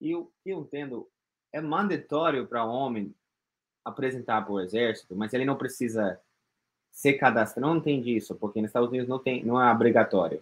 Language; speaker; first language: Portuguese; non-native, fluent; English